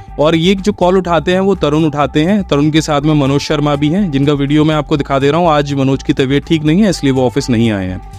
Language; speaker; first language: Hindi; native; Hindi